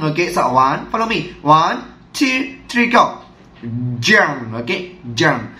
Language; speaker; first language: English; non-native, fluent; Vietnamese